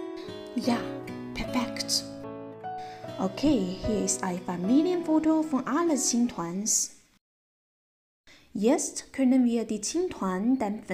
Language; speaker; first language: German; non-native, fluent; Chinese